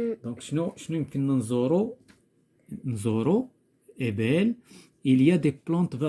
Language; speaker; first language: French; non-native, local second language; Arabic